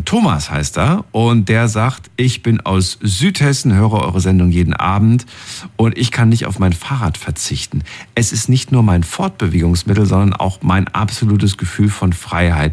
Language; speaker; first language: German; native; German